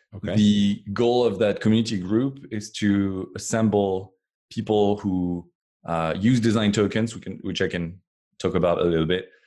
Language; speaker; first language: English; non-native, fluent; French